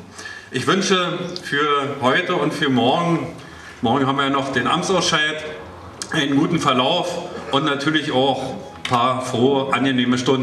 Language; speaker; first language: German; native; German